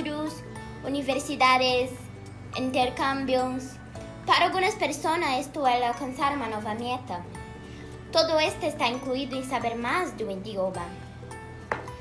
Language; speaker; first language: Spanish; non-native, learner; Portuguese